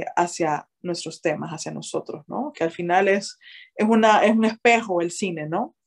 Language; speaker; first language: Spanish; native; Spanish